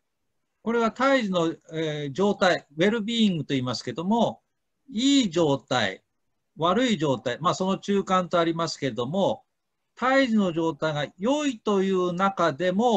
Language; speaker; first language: Japanese; native; Japanese